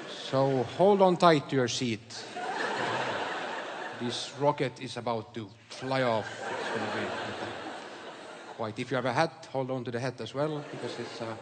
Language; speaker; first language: English; non-native, fluent; Swedish